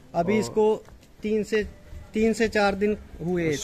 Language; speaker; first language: Hindi; native; Hindi